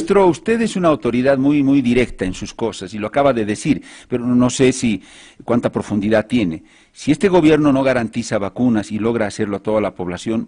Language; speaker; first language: Spanish; native; Spanish